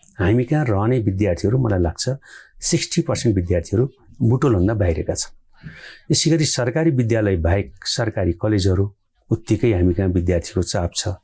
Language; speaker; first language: Nepali; native; Nepali